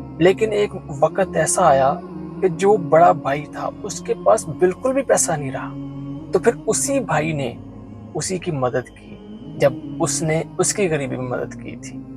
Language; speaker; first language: Urdu; non-native, local second language; Punjabi